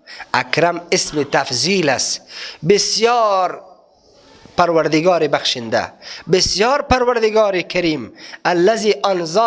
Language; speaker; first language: Persian; native; Persian